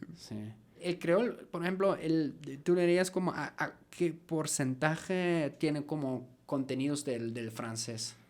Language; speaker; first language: Spanish; non-native, fluent; German